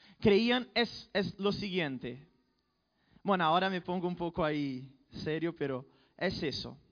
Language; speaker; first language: Spanish; non-native, fluent; Portuguese